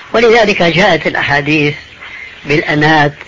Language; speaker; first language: Arabic; early bilingual, other home language; Albanian